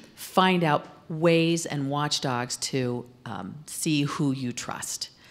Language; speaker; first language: English; native; English